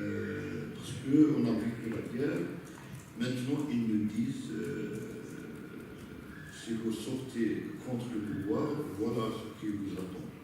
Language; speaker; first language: French; non-native, local second language; Arabic